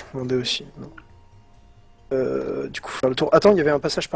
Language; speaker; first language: French; native; French